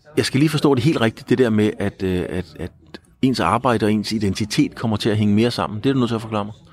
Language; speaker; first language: Danish; native; Danish